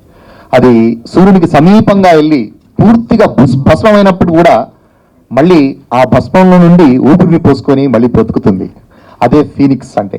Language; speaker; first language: Telugu; native; Telugu